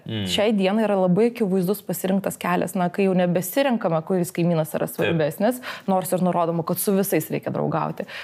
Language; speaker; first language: Lithuanian; non-native, local second language; Polish